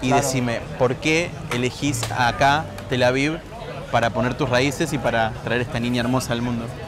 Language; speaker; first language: Spanish; native; Spanish